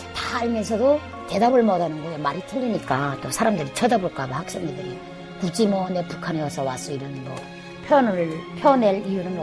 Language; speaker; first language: Korean; native; Korean